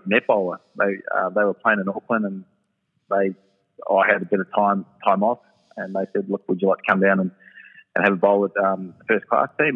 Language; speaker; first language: English; native; English